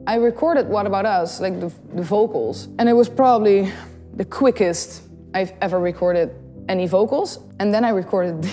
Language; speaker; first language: English; non-native, fluent; Dutch